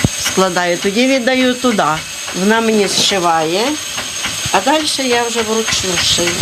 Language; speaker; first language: Ukrainian; native; Ukrainian